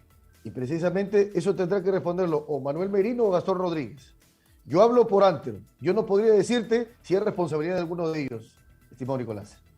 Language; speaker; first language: Spanish; native; Spanish